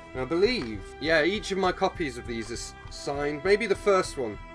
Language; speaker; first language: English; native; English